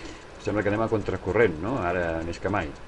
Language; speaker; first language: Catalan; native; Catalan